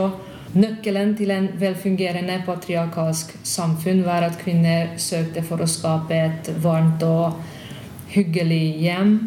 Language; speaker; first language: Norwegian; non-native, fluent; Hungarian